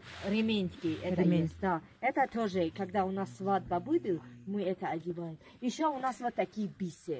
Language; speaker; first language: Russian; non-native, learner; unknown